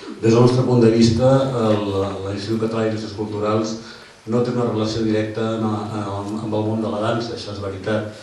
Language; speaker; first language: Catalan; native; Catalan